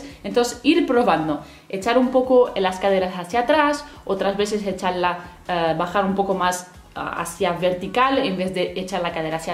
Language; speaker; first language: Spanish; native; Spanish